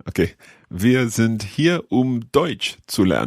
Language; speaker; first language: German; non-native, learner; English